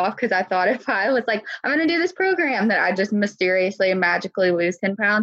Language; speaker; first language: English; native; English